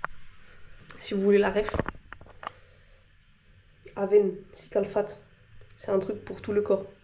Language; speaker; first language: French; native; French